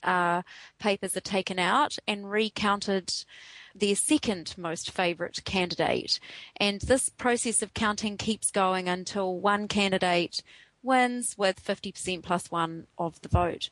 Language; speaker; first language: English; native; English